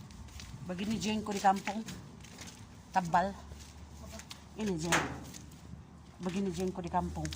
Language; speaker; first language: Indonesian; non-native, learner; Cebuano